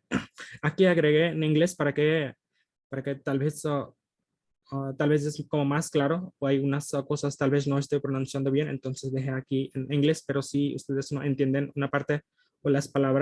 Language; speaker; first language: Spanish; non-native, fluent; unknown